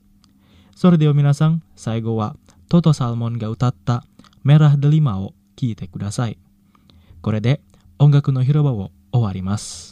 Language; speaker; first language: Japanese; non-native, fluent; Indonesian